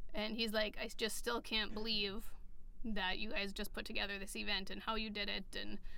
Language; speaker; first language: English; native; English